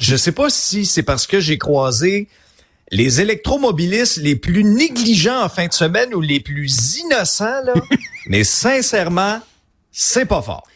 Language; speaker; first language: French; native; French